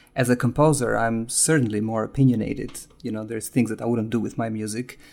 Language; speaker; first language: English; non-native, fluent; Albanian